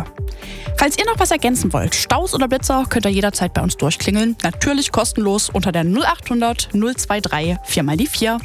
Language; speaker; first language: German; native; German